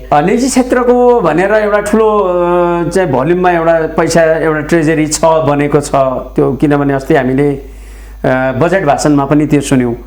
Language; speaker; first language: Nepali; native; Nepali